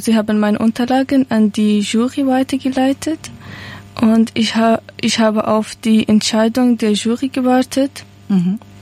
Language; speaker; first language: German; non-native, learner; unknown